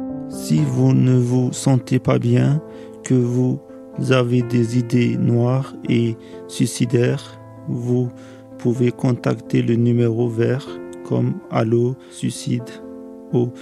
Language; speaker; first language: French; early bilingual, other home language; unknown